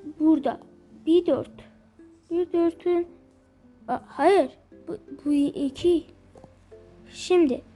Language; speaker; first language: Turkish; early bilingual, heritage; Turkish